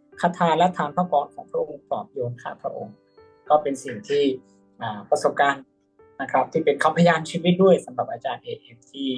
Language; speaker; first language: Thai; native; Thai